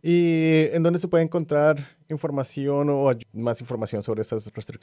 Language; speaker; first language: Spanish; native; Spanish